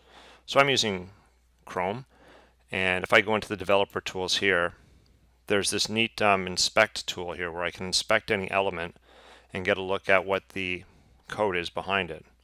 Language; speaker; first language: English; native; English